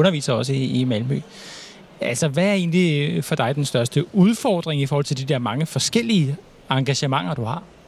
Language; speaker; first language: Danish; native; Danish